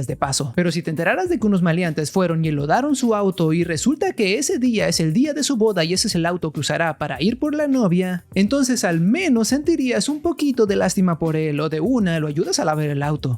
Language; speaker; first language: Spanish; native; Spanish